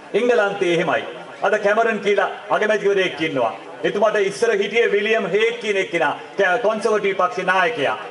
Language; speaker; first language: Sinhala; non-native, local second language; Tamil